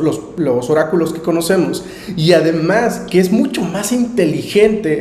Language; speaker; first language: Spanish; native; Spanish